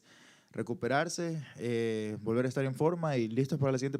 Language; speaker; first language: Spanish; native; Spanish